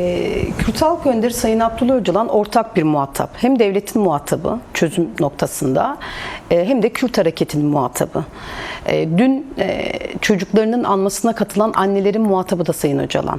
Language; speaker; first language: Turkish; native; Turkish